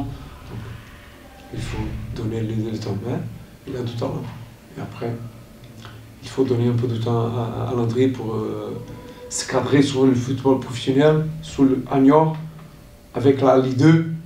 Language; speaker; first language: French; non-native, learner; Portuguese